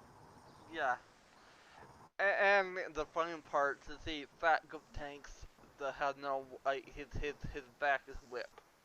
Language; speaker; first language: English; non-native, learner; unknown